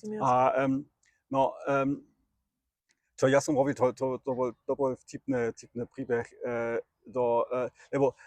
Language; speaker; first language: Slovak; non-native, learner; German